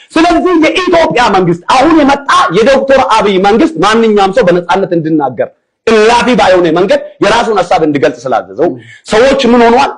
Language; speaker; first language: Amharic; non-native, local second language; Oromo